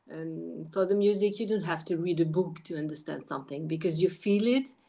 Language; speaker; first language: English; non-native, learner; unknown